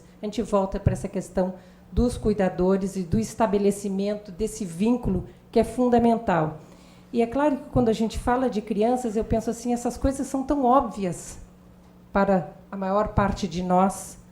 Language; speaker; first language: Portuguese; native; Portuguese